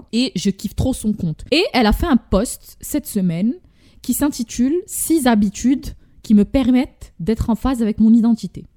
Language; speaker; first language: French; non-native, local second language; Arabic